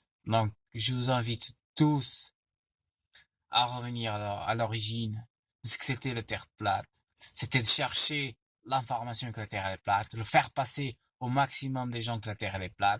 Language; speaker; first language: French; non-native, fluent; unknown